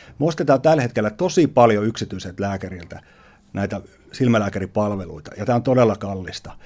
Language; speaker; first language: Finnish; native; Finnish